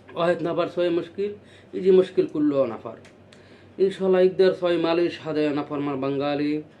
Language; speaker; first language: Arabic; non-native, learner; Bangla